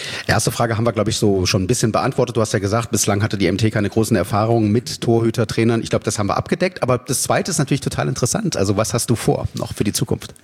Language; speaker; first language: German; native; German